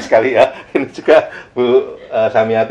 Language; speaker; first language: Indonesian; native; Indonesian